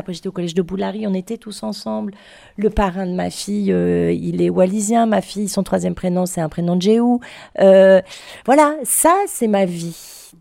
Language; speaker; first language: French; native; French